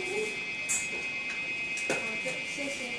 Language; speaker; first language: Chinese; non-native, learner; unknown